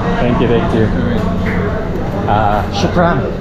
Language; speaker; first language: English; non-native, learner; Korean